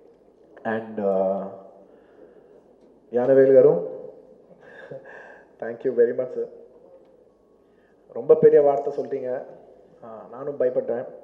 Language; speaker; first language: Tamil; non-native, local second language; Telugu